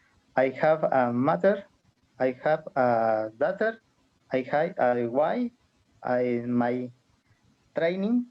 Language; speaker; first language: English; non-native, learner; Spanish